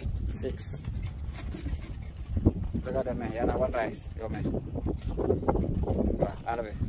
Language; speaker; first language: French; non-native, learner; Korean